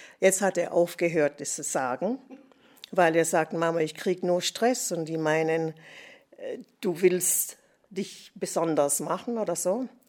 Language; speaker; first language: German; non-native, fluent; Jamaican Creole English